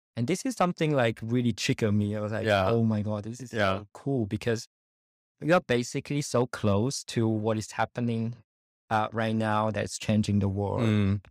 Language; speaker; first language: English; non-native, fluent; Indonesian